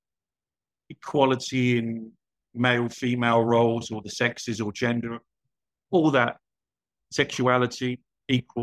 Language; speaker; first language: English; native; English